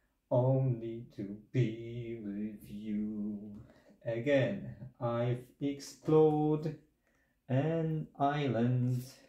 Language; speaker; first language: English; non-native, fluent; Polish